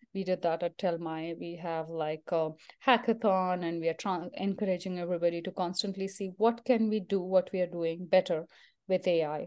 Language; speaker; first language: English; non-native, local second language; Marathi